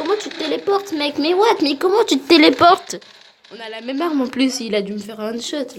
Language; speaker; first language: French; native; French